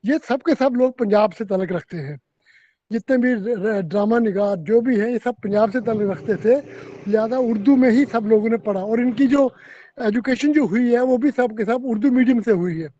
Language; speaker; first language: Hindi; non-native, local second language; Punjabi